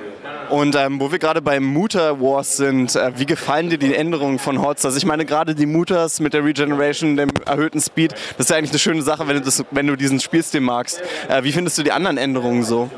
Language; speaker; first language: German; native; German